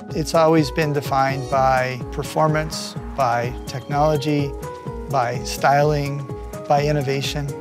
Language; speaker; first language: English; non-native, fluent; Chinese